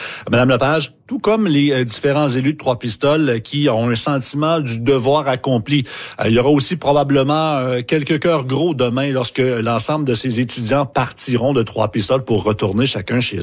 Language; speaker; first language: French; native; French